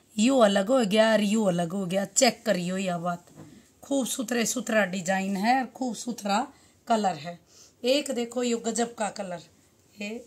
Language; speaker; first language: Hindi; native; Hindi